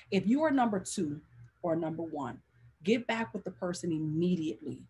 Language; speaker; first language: English; native; English